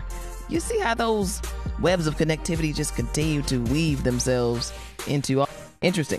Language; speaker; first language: English; native; English